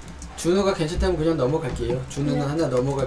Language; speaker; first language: Korean; native; Korean